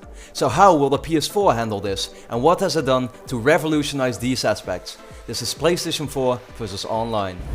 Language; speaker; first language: English; non-native, fluent; Dutch